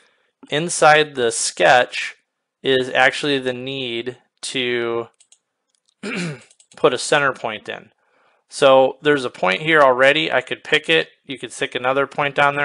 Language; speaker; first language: English; native; English